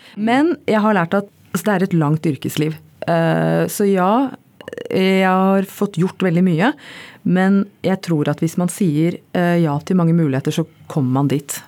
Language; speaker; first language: Norwegian; early bilingual, other home language; Bangla